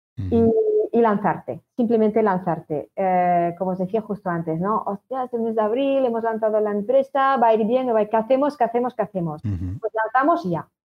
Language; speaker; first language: Spanish; non-native, fluent; French